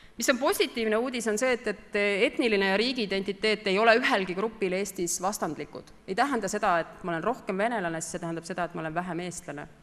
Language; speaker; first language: Estonian; native; Estonian